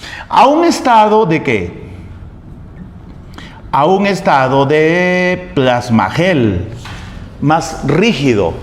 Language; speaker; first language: Spanish; native; Spanish